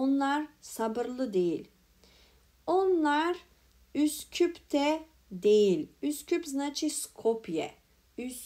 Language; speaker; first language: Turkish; non-native, fluent; Macedonian